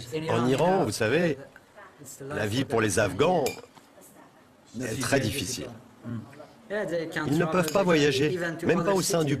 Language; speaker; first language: French; non-native, fluent; Persian